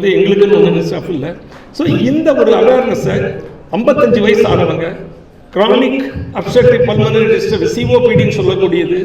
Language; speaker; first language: Tamil; native; Tamil